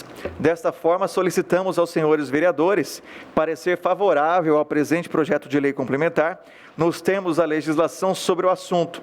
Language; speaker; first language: Portuguese; native; Portuguese